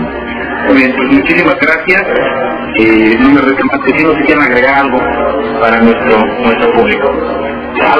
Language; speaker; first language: Spanish; native; Spanish